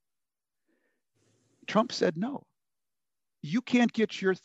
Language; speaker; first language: English; native; English